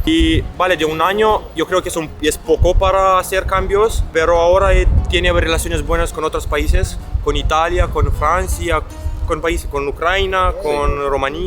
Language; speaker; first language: Spanish; non-native, learner; Romanian